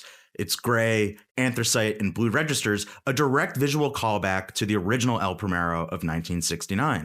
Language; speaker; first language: English; native; English